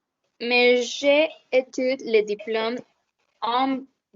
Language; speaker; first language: French; non-native, learner; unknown